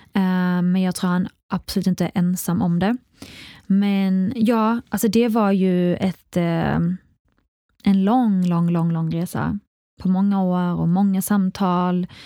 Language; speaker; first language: Swedish; early bilingual, other home language; Arabic